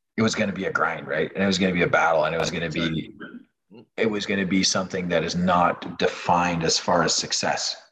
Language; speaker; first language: English; non-native, fluent; French